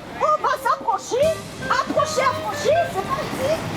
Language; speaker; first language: French; non-native, fluent; Slovenian